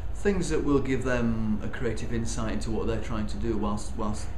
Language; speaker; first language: English; native; English